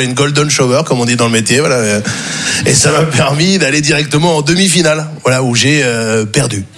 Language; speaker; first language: French; native; French